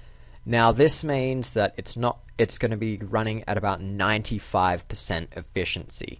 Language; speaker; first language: English; native; English